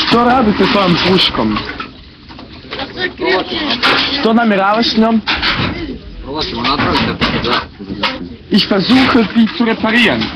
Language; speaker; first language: German; non-native, learner; Croatian